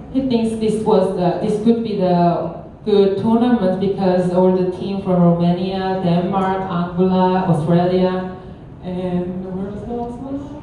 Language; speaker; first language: English; non-native, fluent; Korean